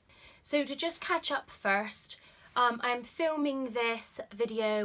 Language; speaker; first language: English; native; English